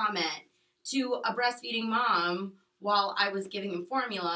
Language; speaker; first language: English; native; English